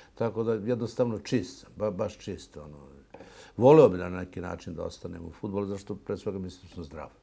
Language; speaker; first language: Serbian; native; Serbian